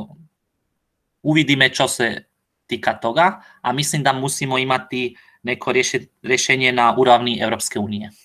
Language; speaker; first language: Slovak; non-native, learner; Croatian